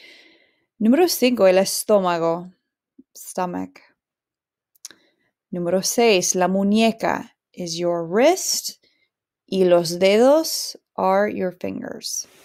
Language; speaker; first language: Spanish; non-native, fluent; English